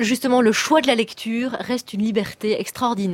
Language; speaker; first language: French; native; French